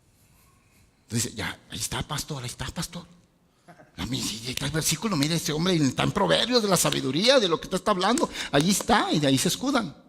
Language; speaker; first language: Spanish; native; Spanish